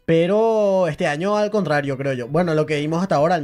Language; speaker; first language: Spanish; native; Spanish